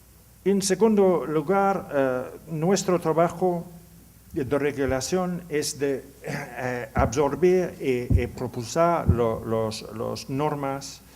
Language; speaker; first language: Spanish; non-native, learner; English